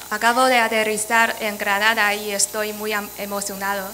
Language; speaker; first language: Spanish; non-native, fluent; Chinese